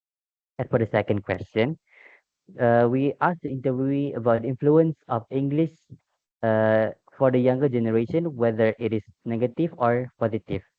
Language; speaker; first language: English; non-native, local second language; Malay